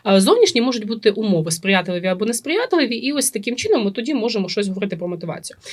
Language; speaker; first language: Ukrainian; native; Ukrainian